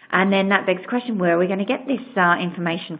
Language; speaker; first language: English; native; English